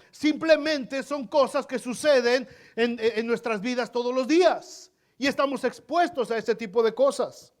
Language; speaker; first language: Spanish; native; Spanish